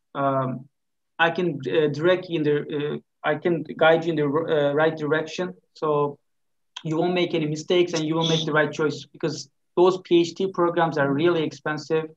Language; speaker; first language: English; non-native, fluent; Turkish